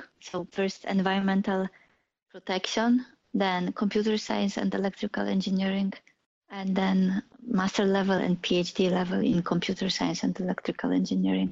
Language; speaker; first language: English; non-native, fluent; Polish